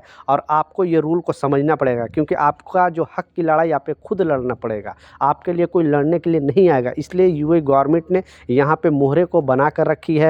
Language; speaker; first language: Hindi; native; Hindi